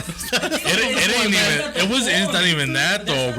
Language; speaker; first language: English; early bilingual, other home language; Spanish